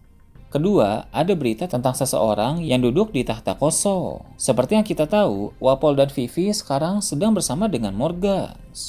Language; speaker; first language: Indonesian; native; Indonesian